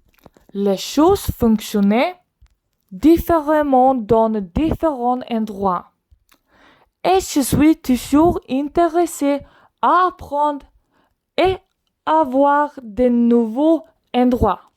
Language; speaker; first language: French; non-native, learner; Swedish